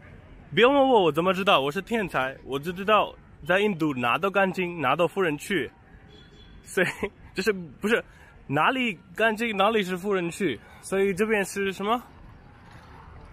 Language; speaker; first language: Chinese; non-native, fluent; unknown